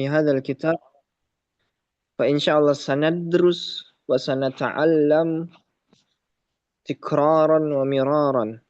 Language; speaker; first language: Arabic; non-native, learner; Indonesian